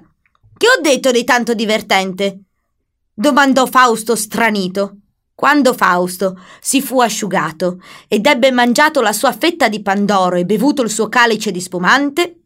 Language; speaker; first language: Italian; native; Italian